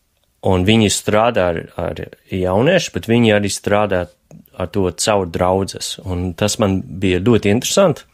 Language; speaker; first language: Latvian; non-native, fluent; English